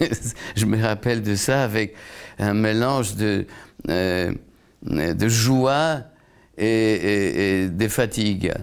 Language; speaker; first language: French; non-native, fluent; Polish